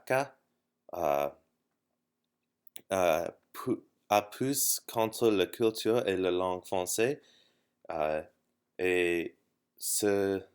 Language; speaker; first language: French; non-native, learner; English